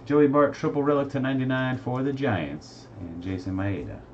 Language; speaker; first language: English; native; English